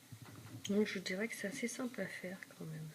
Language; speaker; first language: French; native; French